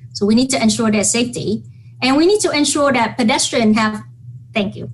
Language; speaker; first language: English; non-native, fluent; Vietnamese